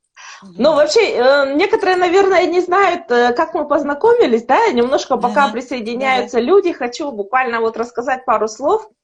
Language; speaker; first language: Russian; native; Russian